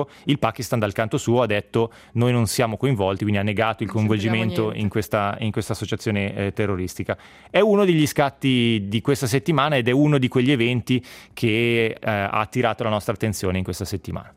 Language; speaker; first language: Italian; native; Italian